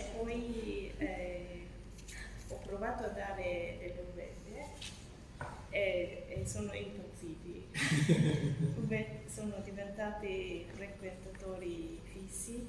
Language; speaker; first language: Italian; non-native, fluent; Japanese